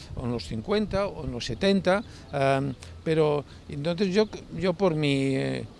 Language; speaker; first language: Spanish; native; Spanish